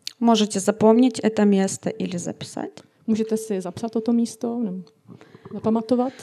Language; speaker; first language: Czech; non-native, learner; Russian